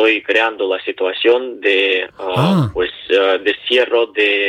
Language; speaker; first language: Spanish; non-native, learner; Ukrainian